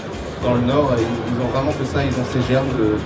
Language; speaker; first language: French; native; French